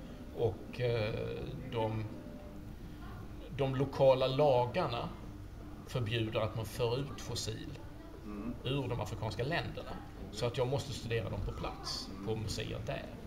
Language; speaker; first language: Swedish; native; Swedish